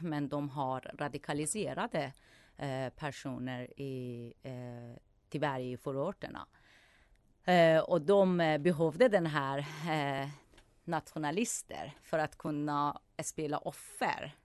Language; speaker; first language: Swedish; non-native, fluent; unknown